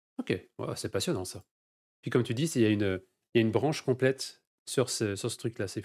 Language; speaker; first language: French; native; French